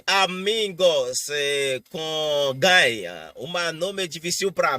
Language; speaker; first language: Portuguese; non-native, learner; Haitian Creole